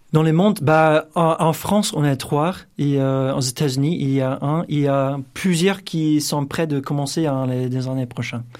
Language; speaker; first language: French; non-native, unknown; English